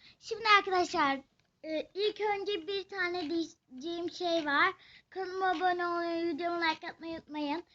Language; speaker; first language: Turkish; native; Turkish